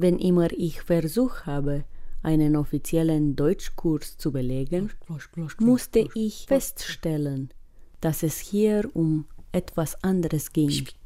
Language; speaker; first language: German; non-native, fluent; Romanian